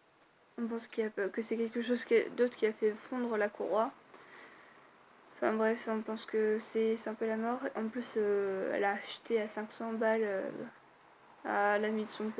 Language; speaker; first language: French; native; French